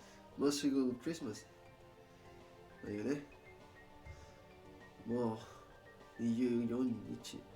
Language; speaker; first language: Japanese; non-native, learner; Spanish